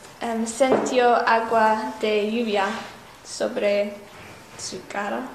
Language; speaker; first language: Spanish; non-native, learner; English